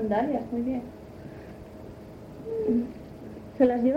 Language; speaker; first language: Spanish; native; Spanish